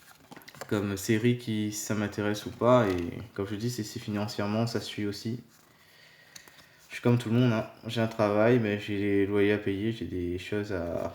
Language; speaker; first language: French; native; French